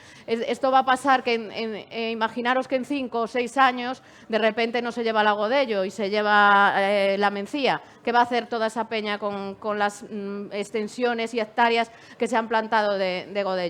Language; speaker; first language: Spanish; native; Spanish